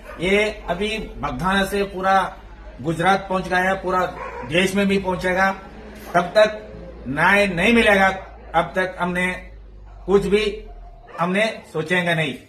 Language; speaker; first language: Hindi; non-native, local second language; Kannada